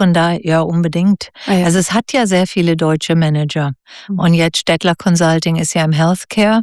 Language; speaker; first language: German; native; German